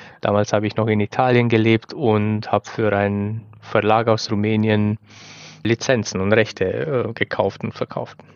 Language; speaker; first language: German; non-native, fluent; Romanian